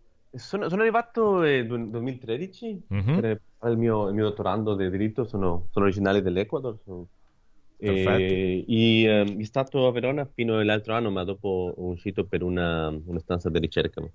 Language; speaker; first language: Italian; non-native, learner; Spanish